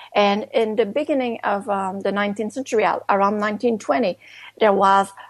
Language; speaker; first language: English; non-native, fluent; French